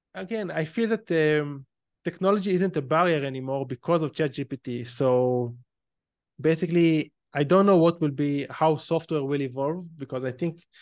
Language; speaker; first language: English; non-native, fluent; Hebrew